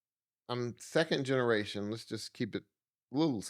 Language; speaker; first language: English; native; English